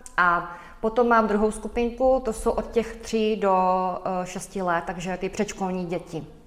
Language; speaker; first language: Czech; native; Czech